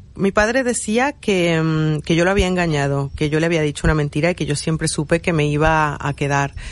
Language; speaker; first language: Spanish; native; Spanish